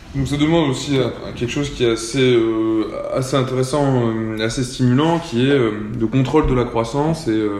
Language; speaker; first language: French; native; French